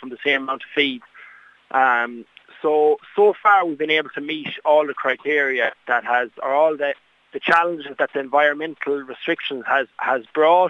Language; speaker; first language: English; native; English